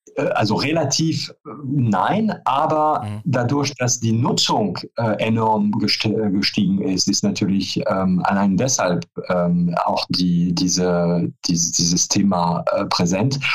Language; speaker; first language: German; non-native, fluent; French